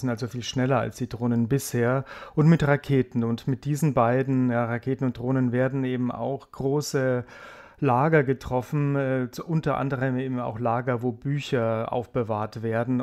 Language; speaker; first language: German; native; German